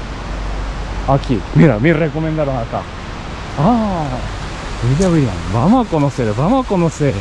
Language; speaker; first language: Spanish; non-native, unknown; Japanese